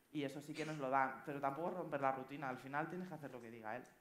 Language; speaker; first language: Spanish; native; Spanish